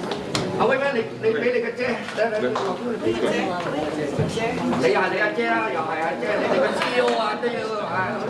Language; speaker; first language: Cantonese; native; Cantonese